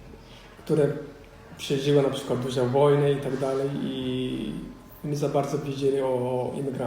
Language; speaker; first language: Polish; non-native, fluent; Somali